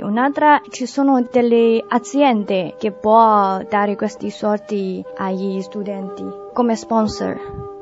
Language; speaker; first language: Italian; non-native, learner; Chinese